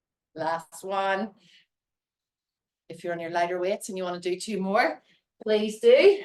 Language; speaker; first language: English; native; English